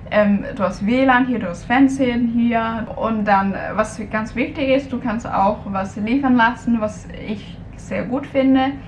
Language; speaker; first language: German; non-native, fluent; Cantonese